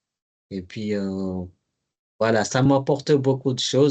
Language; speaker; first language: French; non-native, learner; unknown